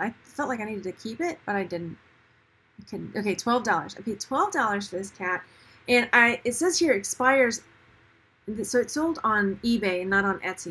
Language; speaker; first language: English; native; English